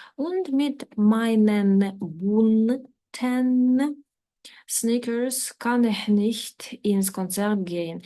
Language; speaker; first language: German; non-native, fluent; Ukrainian